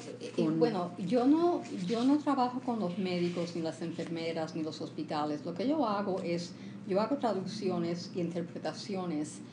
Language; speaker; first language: Spanish; early bilingual, heritage; Spanish